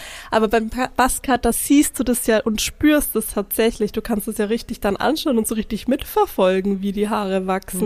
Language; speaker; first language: German; native; German